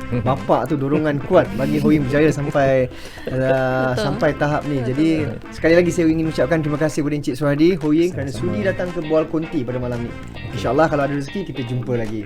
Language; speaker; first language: Malay; native; Malay